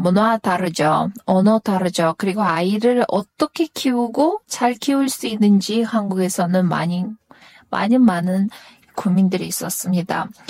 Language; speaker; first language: Korean; non-native, fluent; Kyrgyz